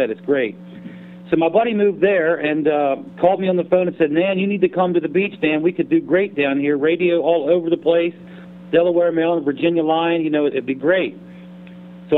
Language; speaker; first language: English; native; English